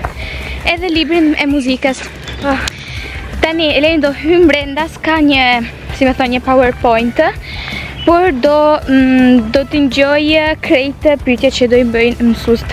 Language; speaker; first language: Albanian; early bilingual, heritage; Albanian